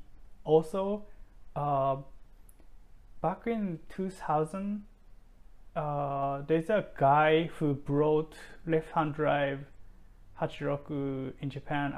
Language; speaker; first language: English; non-native, fluent; Japanese